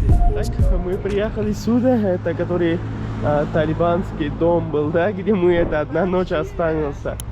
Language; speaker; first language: Russian; non-native, learner; Pashto